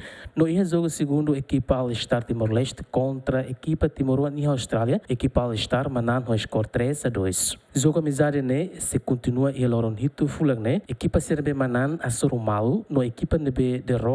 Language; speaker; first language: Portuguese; non-native, local second language; Tetum